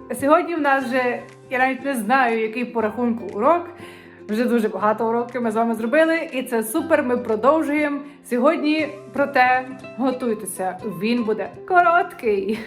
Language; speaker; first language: Ukrainian; native; Ukrainian